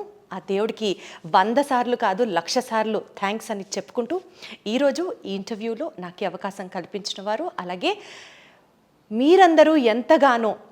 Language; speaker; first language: Telugu; native; Telugu